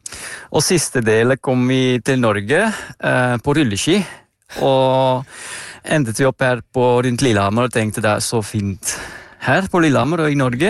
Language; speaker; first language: Norwegian; non-native, fluent; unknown